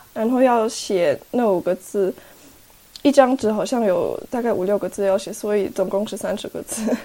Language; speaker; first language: Chinese; early bilingual, heritage; Chinese